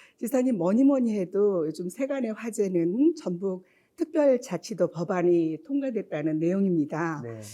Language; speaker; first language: Korean; native; Korean